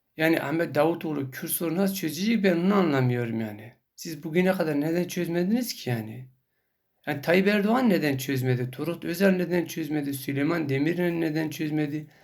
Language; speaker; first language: Turkish; non-native, local second language; Kurdish